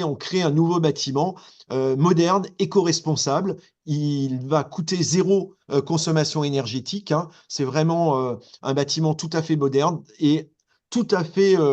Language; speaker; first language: French; native; French